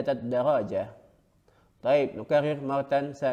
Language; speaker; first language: Arabic; non-native, fluent; Indonesian